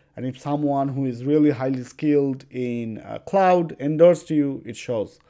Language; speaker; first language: English; non-native, local second language; Bangla